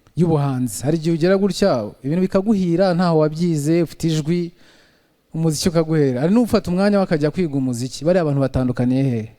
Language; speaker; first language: Kinyarwanda; native; Kinyarwanda